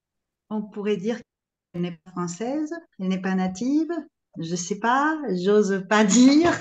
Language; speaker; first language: French; non-native, fluent; Spanish